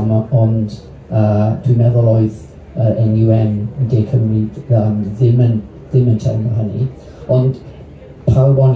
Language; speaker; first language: Welsh; non-native, local second language; English